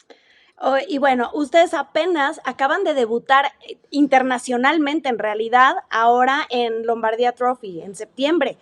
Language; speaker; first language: Spanish; native; Spanish